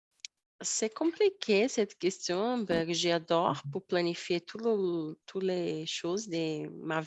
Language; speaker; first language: French; non-native, learner; Portuguese